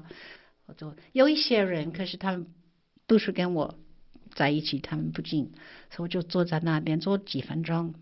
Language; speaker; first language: Chinese; non-native, fluent; English